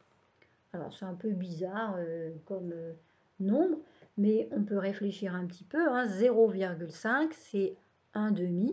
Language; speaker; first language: French; native; French